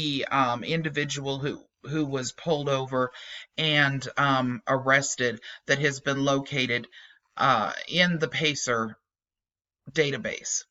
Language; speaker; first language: English; native; English